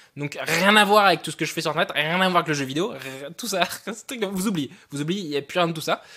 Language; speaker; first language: French; native; French